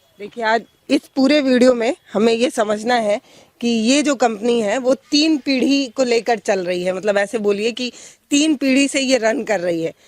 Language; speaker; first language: Hindi; native; Hindi